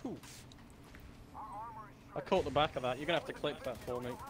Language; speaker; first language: English; native; English